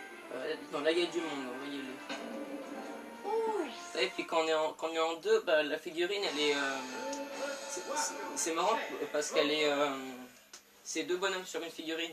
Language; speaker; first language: French; native; French